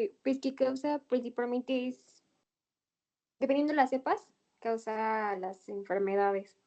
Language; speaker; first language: Spanish; native; Spanish